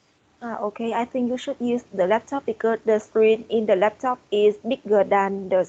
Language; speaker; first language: English; non-native, fluent; Vietnamese